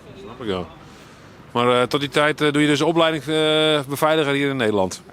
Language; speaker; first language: Dutch; non-native, local second language; Western Frisian